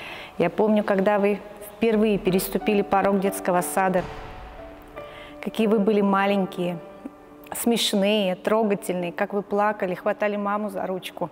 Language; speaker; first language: Russian; native; Russian